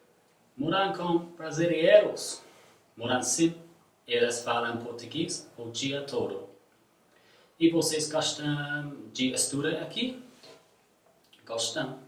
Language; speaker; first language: Portuguese; non-native, learner; English